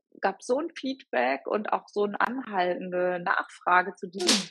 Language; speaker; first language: German; native; German